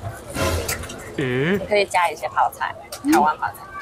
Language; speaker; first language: Chinese; non-native, fluent; Mongolian